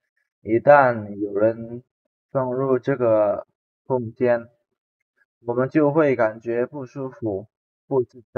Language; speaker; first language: Chinese; non-native, fluent; Indonesian